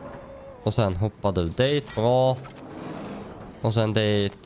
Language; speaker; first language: Swedish; native; Swedish